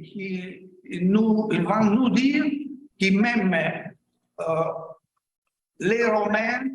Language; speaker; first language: French; non-native, learner; Italian